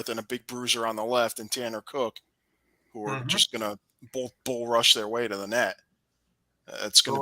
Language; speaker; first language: English; native; English